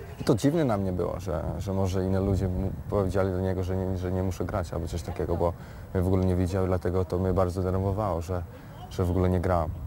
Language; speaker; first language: Polish; early bilingual, heritage; Polish